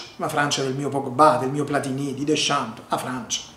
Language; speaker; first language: Italian; native; Italian